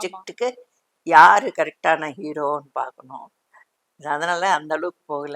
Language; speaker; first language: Tamil; non-native, local second language; Telugu